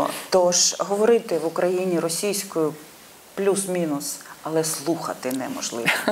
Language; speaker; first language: Ukrainian; non-native, local second language; Russian